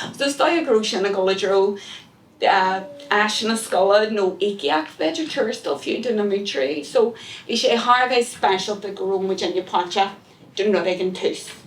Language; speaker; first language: Irish; non-native, local second language; English